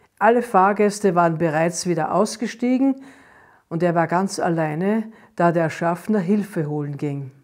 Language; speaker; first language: German; native; German